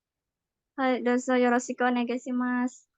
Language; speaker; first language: Japanese; non-native, learner; Indonesian